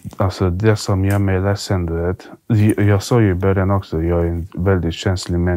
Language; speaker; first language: Swedish; early bilingual, other home language; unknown